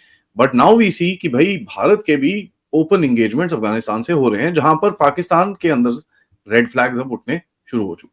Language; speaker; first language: Hindi; native; Hindi